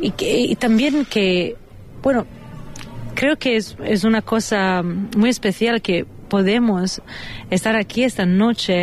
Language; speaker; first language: Spanish; non-native, fluent; Italian